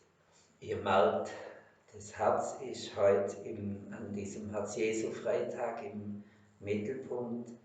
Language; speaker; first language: German; native; German